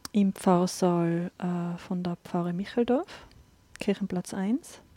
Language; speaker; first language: German; native; German